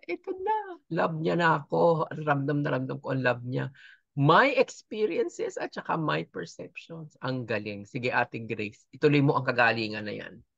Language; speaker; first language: Filipino; native; Filipino